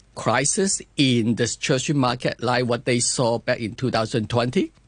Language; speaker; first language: English; non-native, fluent; Chinese